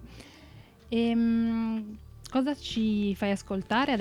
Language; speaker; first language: Italian; native; Italian